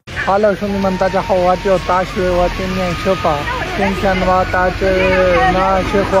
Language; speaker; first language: Chinese; non-native, learner; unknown